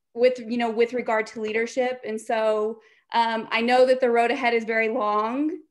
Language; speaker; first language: English; native; English